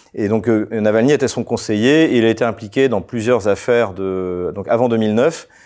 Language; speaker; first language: French; native; French